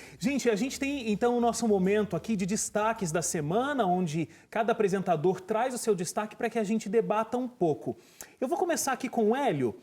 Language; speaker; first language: Portuguese; native; Portuguese